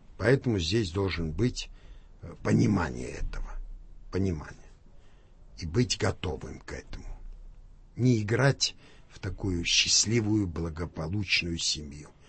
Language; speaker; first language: Russian; non-native, local second language; Armenian